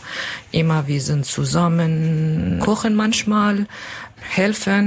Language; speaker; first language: German; non-native, learner; Kurdish